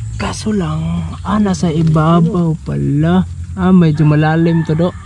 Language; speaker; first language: Filipino; non-native, local second language; Cebuano